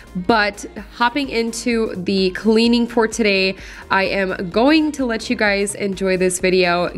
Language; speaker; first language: English; native; English